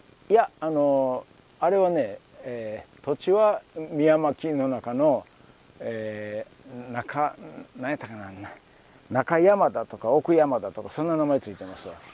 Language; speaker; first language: Japanese; native; Japanese